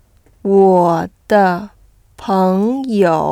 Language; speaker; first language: Chinese; non-native, learner; French